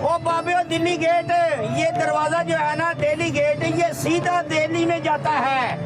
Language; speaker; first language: Hindi; non-native, local second language; Punjabi